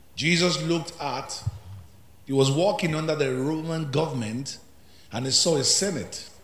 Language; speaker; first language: English; non-native, local second language; Yoruba